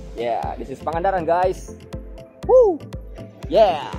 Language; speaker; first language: English; non-native, fluent; Indonesian